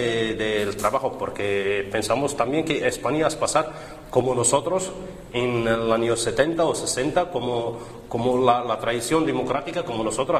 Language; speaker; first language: Spanish; non-native, learner; Arabic